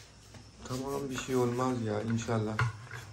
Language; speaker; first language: Turkish; non-native, learner; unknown